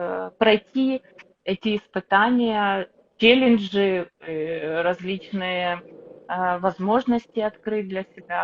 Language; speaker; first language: Russian; native; Russian